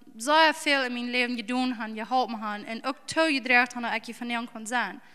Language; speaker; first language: German; early bilingual, heritage; English